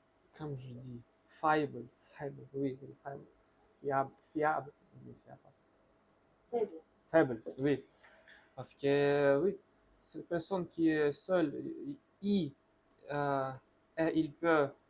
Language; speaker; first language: French; non-native, learner; Russian